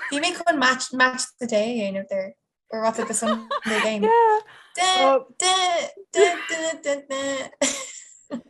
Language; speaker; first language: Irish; non-native, local second language; English